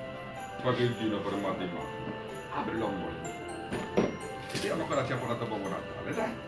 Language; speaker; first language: Italian; native; Italian